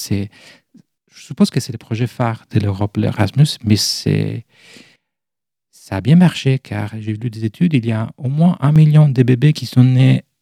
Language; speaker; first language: French; non-native, fluent; Italian